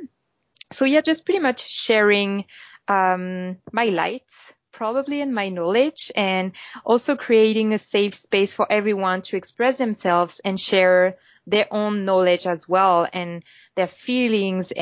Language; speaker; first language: English; non-native, fluent; French